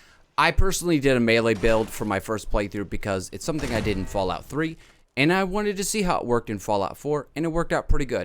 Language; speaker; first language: English; native; English